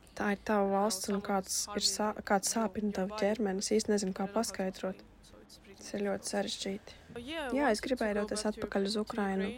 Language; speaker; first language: Latvian; non-native, fluent; Russian